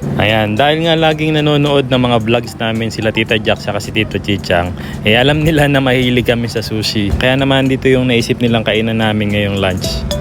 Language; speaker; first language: Filipino; native; Filipino